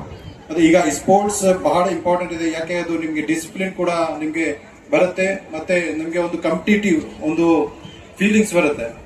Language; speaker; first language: Kannada; non-native, fluent; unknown